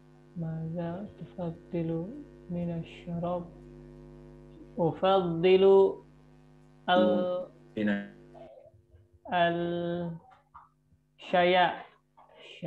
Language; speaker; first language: Arabic; non-native, learner; Indonesian